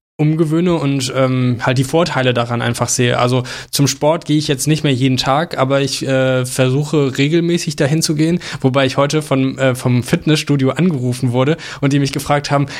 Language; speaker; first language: German; native; German